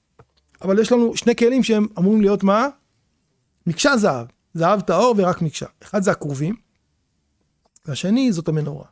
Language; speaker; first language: Hebrew; native; Hebrew